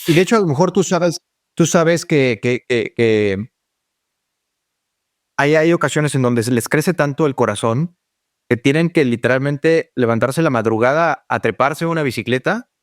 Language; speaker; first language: Spanish; native; Spanish